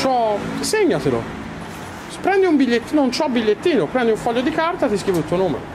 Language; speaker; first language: Italian; native; Italian